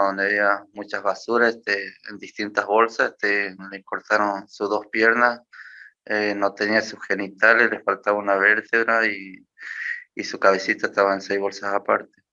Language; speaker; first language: Spanish; native; Spanish